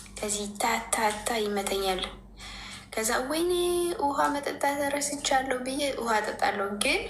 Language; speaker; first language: Amharic; native; Amharic